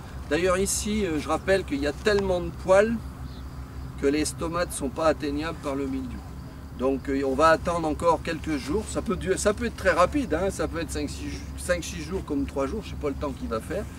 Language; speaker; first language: French; native; French